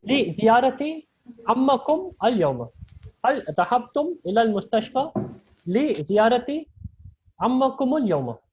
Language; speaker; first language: Arabic; non-native, fluent; Hindi